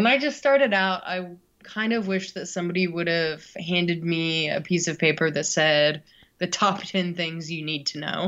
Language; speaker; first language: English; native; English